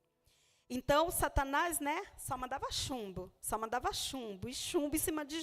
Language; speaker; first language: Portuguese; native; Portuguese